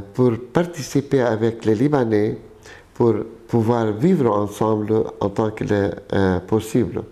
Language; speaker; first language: French; non-native, local second language; Arabic